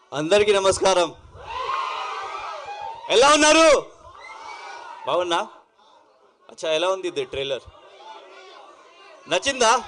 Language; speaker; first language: Telugu; non-native, local second language; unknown